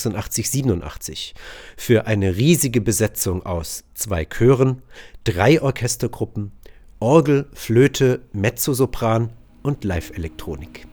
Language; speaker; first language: German; native; German